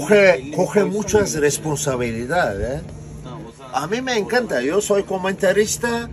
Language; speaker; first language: Spanish; non-native, fluent; Turkish